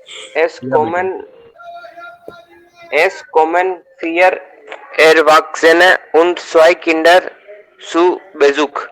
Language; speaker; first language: German; non-native, learner; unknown